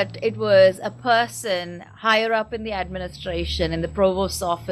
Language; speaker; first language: English; non-native, local second language; Tamil